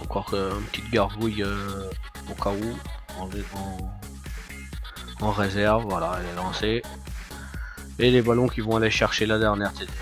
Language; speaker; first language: French; native; French